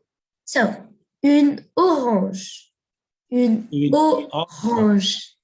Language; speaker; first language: French; non-native, fluent; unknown